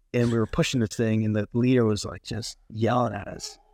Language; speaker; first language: English; native; English